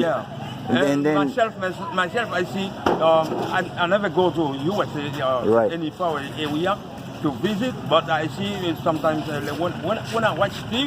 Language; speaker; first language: English; non-native, learner; Haitian Creole